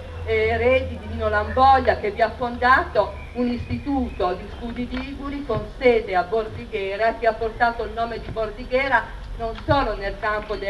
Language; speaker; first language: Italian; native; Italian